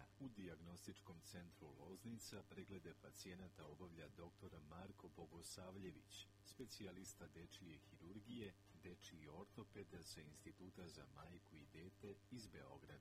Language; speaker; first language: Serbian; native; Serbian